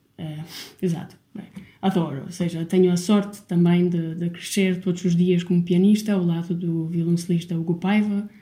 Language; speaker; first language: Portuguese; non-native, fluent; Albanian